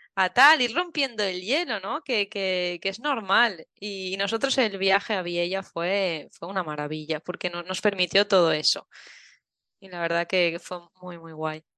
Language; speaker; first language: Spanish; native; Spanish